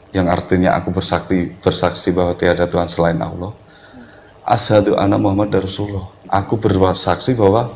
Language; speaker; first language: Indonesian; native; Indonesian